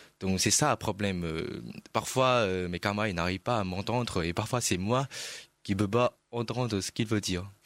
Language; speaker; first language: French; non-native, learner; Chinese